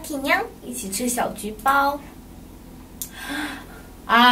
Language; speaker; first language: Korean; non-native, fluent; Chinese